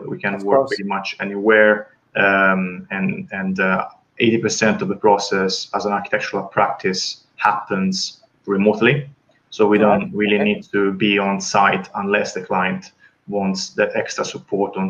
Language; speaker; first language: English; non-native, fluent; Italian